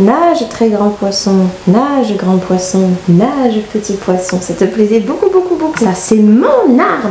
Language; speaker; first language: French; native; French